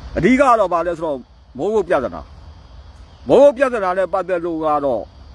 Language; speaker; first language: Burmese; native; Burmese